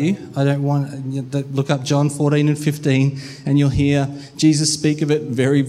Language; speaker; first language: English; native; English